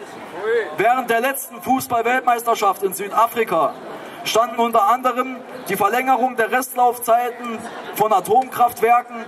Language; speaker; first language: German; native; German